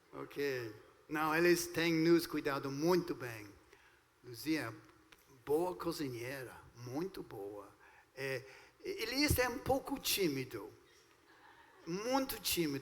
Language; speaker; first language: Portuguese; non-native, fluent; English